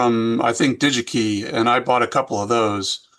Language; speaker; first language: English; native; English